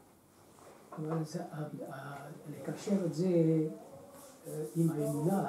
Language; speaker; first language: Hebrew; non-native, fluent; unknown